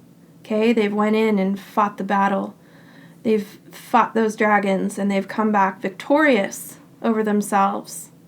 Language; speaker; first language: English; native; English